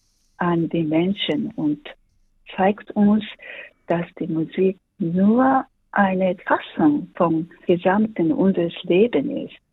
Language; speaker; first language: German; non-native, fluent; Japanese